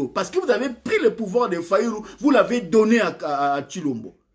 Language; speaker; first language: French; non-native, local second language; Lingala